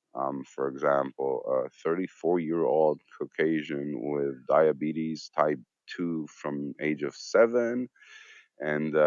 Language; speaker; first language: English; non-native, fluent; Hebrew